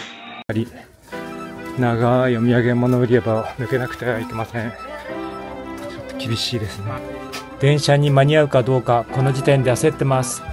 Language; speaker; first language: Japanese; native; Japanese